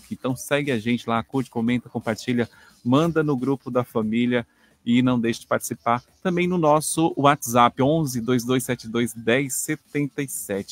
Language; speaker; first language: Portuguese; native; Portuguese